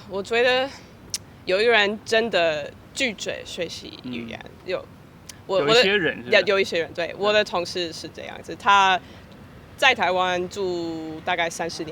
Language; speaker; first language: Chinese; non-native, fluent; English